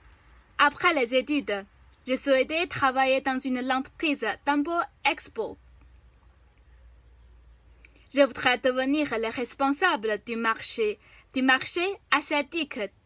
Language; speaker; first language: French; non-native, fluent; Chinese